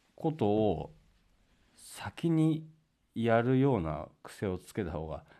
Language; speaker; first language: Japanese; native; Japanese